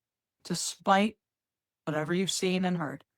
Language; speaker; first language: English; native; English